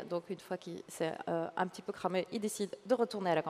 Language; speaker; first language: French; native; French